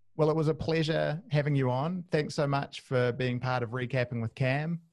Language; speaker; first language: English; native; English